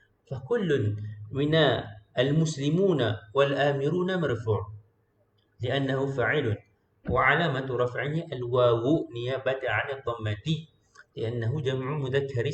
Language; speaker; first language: Arabic; non-native, fluent; Malay